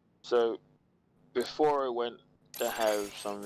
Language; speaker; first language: English; native; English